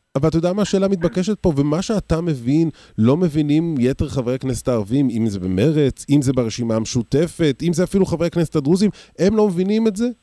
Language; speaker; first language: Hebrew; native; Hebrew